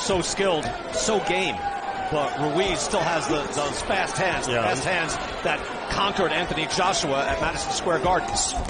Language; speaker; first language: English; native; English